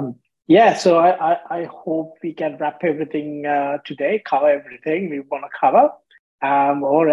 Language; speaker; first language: English; non-native, local second language; Sinhala